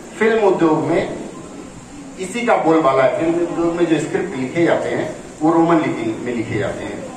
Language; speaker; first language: Hindi; native; Hindi